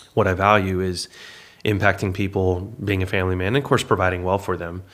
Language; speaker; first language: English; native; English